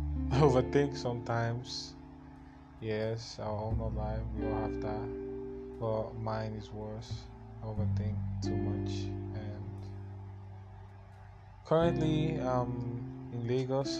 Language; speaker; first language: English; non-native, local second language; Igbo